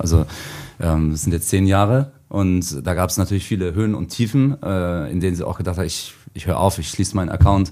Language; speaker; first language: German; native; German